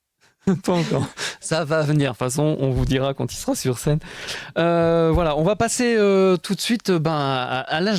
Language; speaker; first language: French; native; French